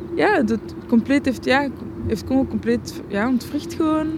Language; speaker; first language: Dutch; non-native, local second language; French